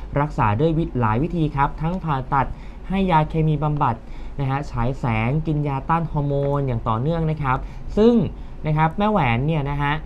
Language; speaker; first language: Thai; native; Thai